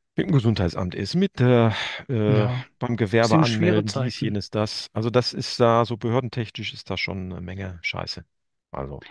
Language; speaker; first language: German; native; German